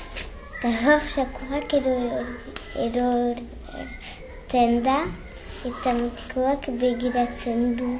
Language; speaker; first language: Basque; non-native, local second language; French